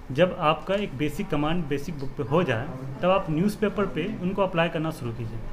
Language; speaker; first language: Hindi; native; Hindi